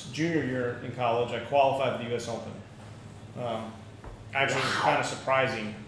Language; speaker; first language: English; native; English